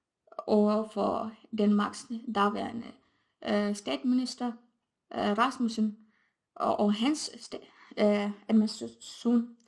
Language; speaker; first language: Danish; non-native, fluent; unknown